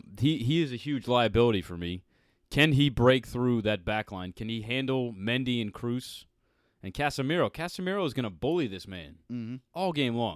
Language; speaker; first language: English; native; English